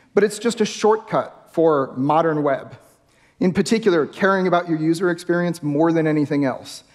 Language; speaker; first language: English; native; English